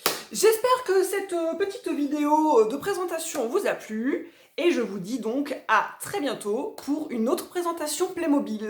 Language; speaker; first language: French; native; French